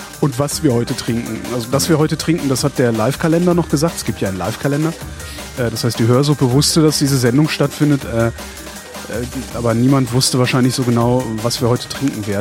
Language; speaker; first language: German; native; German